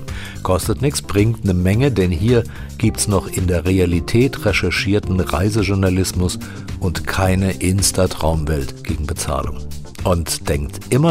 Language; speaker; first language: German; native; German